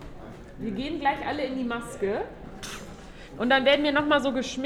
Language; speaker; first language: German; native; German